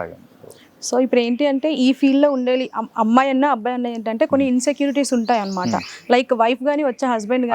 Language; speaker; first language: Telugu; native; Telugu